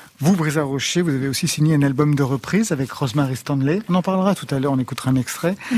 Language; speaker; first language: French; native; French